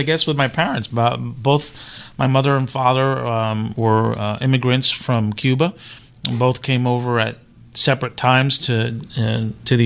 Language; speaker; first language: English; native; English